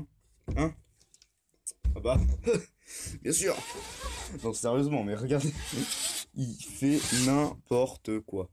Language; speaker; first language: French; native; French